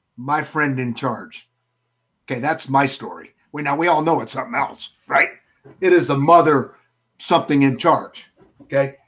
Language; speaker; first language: English; native; English